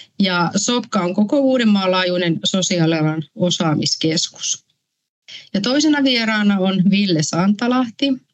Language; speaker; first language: Finnish; native; Finnish